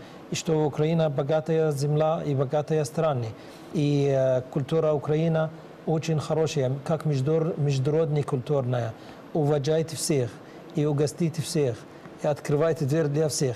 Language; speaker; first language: Russian; non-native, learner; Arabic